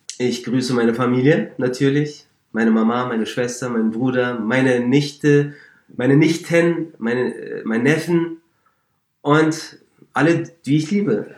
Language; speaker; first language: German; early bilingual, other home language; Turkish